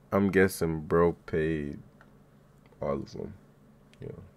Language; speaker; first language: English; native; English